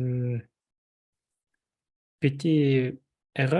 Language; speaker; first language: French; non-native, learner; Russian